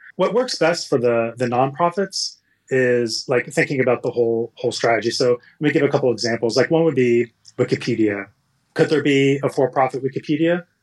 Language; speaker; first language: English; native; English